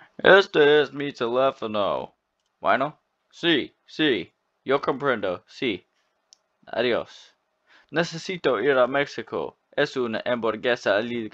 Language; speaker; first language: Spanish; non-native, learner; English